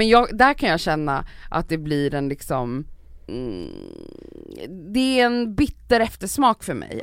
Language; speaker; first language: Swedish; native; Swedish